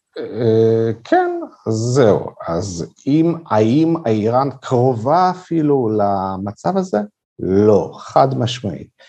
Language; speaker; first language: Hebrew; non-native, fluent; Russian